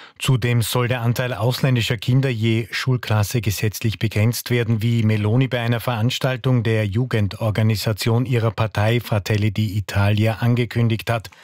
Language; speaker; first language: German; native; German